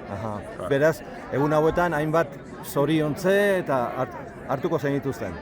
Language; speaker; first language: Basque; native; Basque